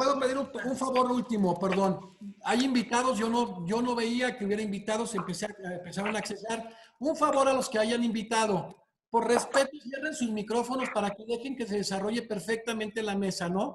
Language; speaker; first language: Spanish; native; Spanish